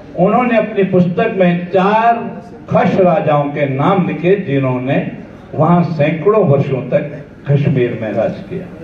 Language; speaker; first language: Hindi; native; Hindi